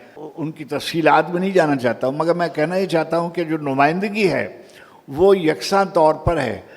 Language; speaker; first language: Urdu; native; Urdu